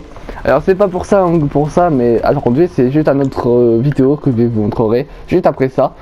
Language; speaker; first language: French; native; French